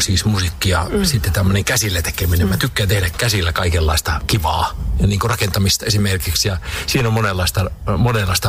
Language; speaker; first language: Finnish; native; Finnish